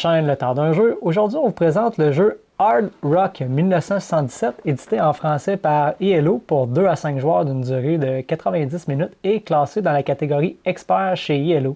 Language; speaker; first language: French; native; French